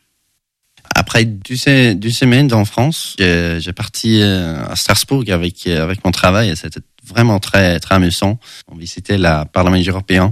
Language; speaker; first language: French; non-native, learner; Swedish